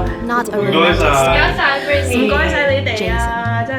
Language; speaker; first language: Cantonese; early bilingual, heritage; Cantonese